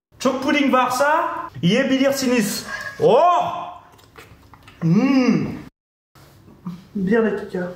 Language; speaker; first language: Turkish; non-native, learner; French